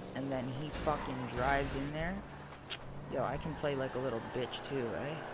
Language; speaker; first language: English; native; English